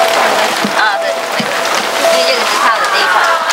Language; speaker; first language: Chinese; non-native, fluent; Vietnamese